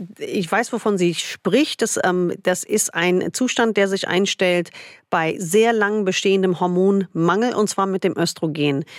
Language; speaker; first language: German; non-native, fluent; English